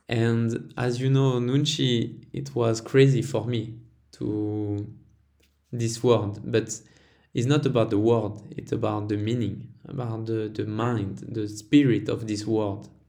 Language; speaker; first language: English; non-native, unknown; French